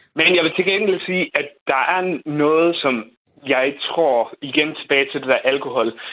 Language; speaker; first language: Danish; non-native, fluent; Croatian